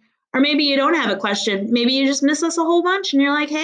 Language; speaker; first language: English; native; English